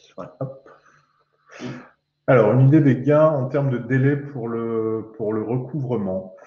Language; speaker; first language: French; native; French